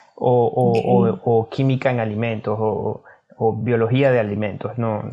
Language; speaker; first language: Spanish; native; Spanish